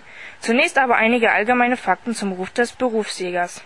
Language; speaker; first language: German; native; German